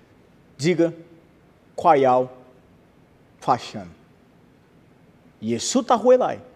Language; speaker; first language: Chinese; non-native, learner; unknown